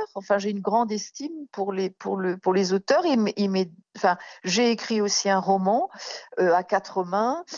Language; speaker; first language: French; native; French